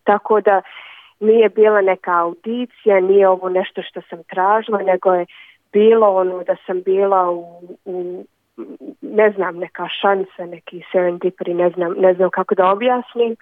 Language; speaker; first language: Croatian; early bilingual, other home language; Bosnian